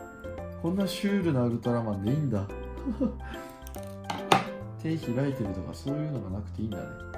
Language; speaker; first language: Japanese; native; Japanese